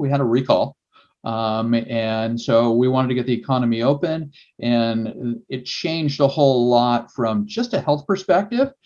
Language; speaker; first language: English; native; English